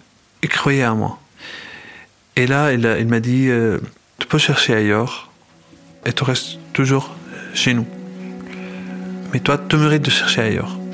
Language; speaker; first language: French; non-native, fluent; Arabic